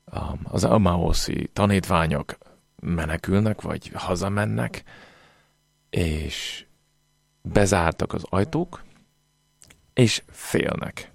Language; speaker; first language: Hungarian; non-native, fluent; English